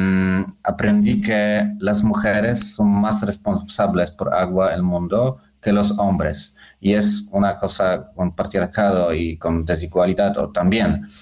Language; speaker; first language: Spanish; non-native, fluent; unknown